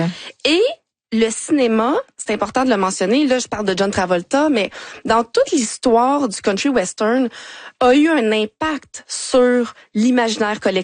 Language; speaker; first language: French; native; French